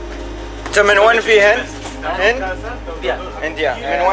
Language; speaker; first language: Arabic; non-native, learner; Urdu